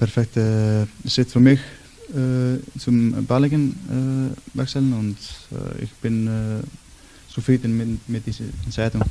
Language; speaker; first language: German; non-native, learner; Icelandic